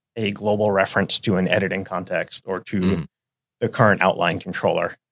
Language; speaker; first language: English; native; English